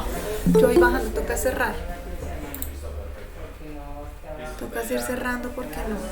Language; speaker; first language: Spanish; native; Spanish